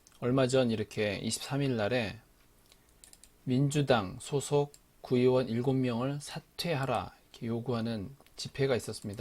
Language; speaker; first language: Korean; native; Korean